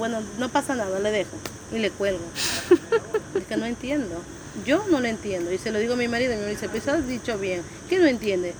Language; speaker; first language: Spanish; native; Spanish